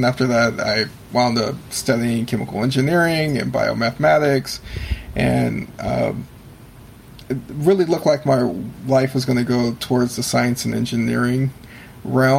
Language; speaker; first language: English; native; English